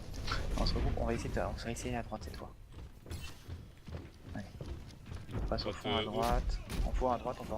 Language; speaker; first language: French; native; French